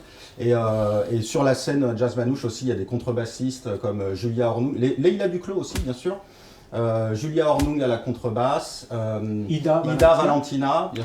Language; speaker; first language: French; native; French